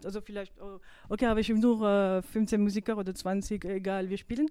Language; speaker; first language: German; non-native, fluent; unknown